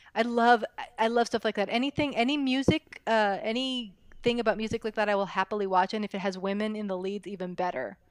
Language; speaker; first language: English; early bilingual, other home language; Spanish